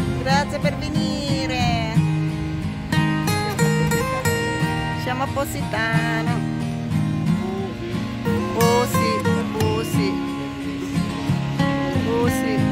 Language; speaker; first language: Italian; non-native, learner; Filipino